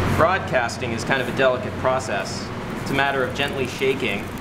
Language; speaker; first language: English; native; English